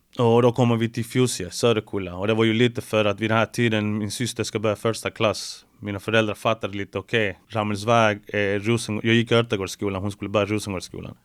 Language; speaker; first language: Swedish; early bilingual, other home language; Spanish